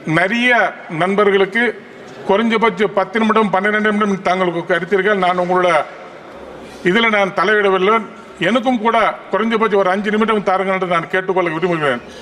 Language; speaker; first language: Tamil; non-native, local second language; Telugu